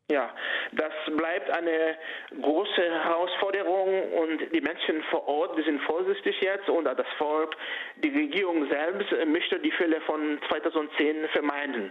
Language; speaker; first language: German; non-native, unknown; Haitian Creole